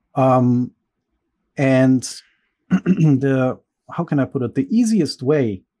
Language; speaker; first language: English; early bilingual, other home language; Bulgarian